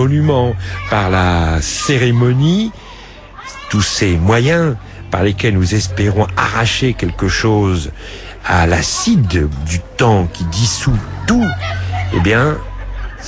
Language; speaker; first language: French; native; French